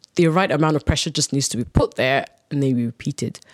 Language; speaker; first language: English; non-native, local second language; Yoruba